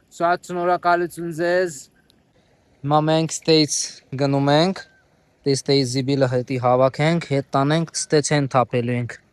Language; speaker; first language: Armenian; non-native, learner; Hindi